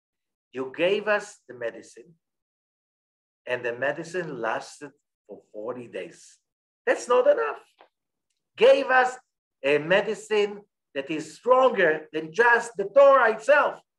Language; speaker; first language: English; non-native, fluent; Hebrew